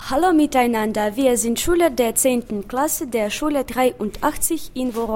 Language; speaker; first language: German; non-native, learner; Russian